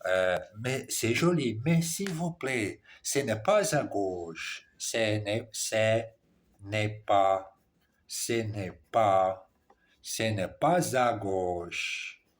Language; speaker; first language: French; non-native, learner; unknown